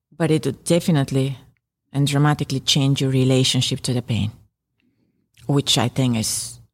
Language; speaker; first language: English; non-native, fluent; Bulgarian